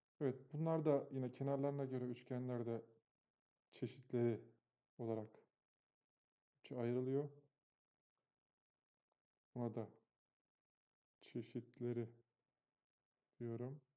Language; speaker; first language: Turkish; native; Turkish